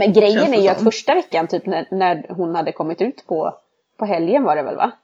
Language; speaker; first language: Swedish; native; Swedish